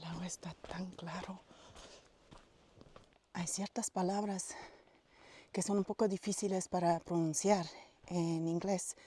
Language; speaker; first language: Spanish; non-native, fluent; English